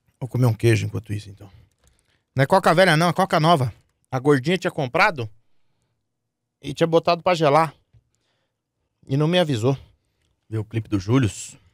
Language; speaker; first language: Portuguese; native; Portuguese